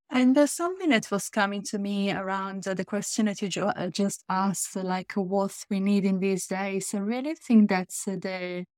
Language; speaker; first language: English; non-native, fluent; Italian